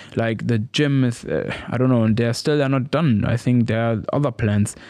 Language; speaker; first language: English; non-native, learner; German